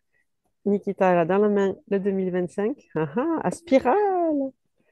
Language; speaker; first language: French; native; French